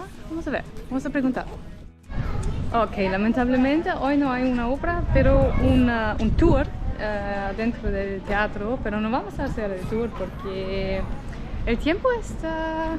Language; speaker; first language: Spanish; non-native, fluent; German